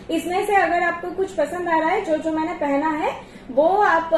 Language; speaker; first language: Hindi; non-native, local second language; Bangla